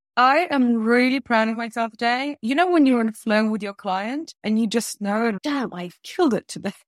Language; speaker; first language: English; early bilingual, other home language; Russian